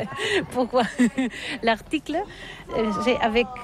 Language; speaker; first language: French; non-native, learner; Catalan